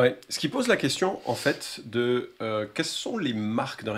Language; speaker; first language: French; native; French